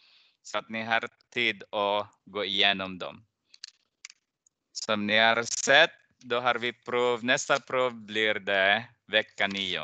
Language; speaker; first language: Swedish; non-native, fluent; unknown